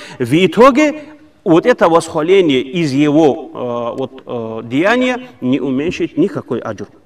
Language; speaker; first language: Russian; non-native, local second language; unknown